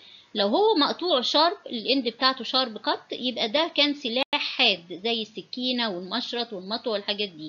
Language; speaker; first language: Arabic; native; Arabic